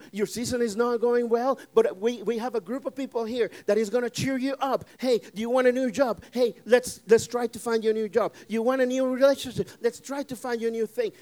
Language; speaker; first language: English; non-native, fluent; Spanish